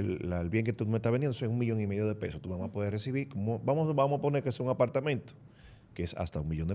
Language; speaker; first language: Spanish; native; Spanish